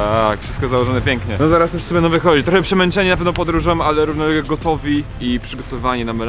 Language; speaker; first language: Polish; native; Polish